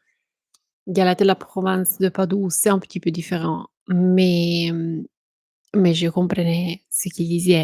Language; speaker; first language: French; non-native, fluent; Italian